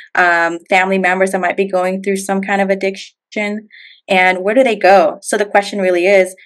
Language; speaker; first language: English; native; English